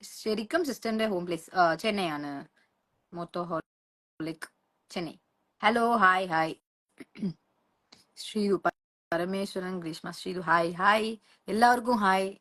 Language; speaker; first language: Malayalam; non-native, local second language; Tamil